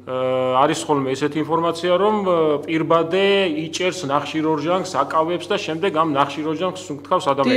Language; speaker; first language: Georgian; native; Georgian